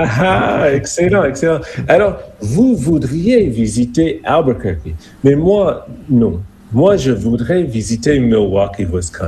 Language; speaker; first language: French; non-native, fluent; English